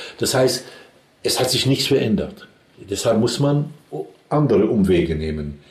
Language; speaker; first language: German; non-native, fluent; Arabic